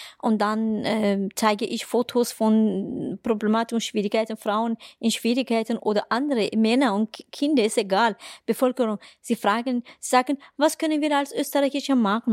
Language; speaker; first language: German; non-native, fluent; Persian